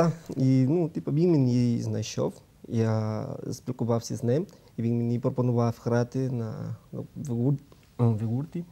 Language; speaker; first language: Ukrainian; non-native, learner; Spanish